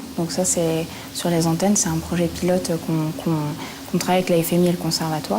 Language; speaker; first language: French; native; French